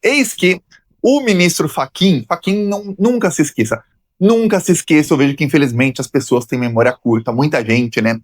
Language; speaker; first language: Portuguese; native; Portuguese